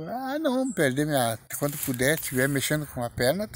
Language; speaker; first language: Portuguese; native; Portuguese